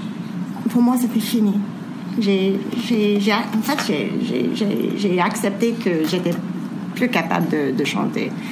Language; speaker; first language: French; non-native, fluent; English